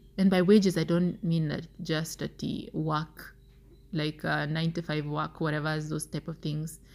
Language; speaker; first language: English; non-native, local second language; Swahili